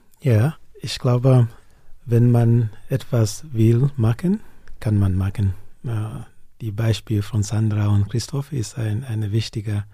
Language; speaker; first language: German; non-native, learner; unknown